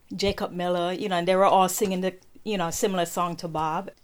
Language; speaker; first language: English; non-native, local second language; Jamaican Creole English